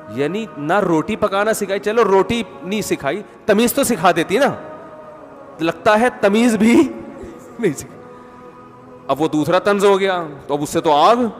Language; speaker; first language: Urdu; native; Urdu